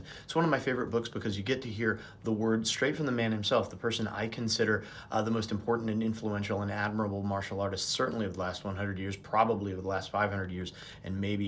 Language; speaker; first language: English; native; English